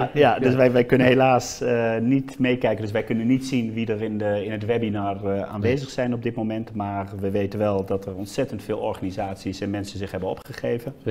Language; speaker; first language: Dutch; native; Dutch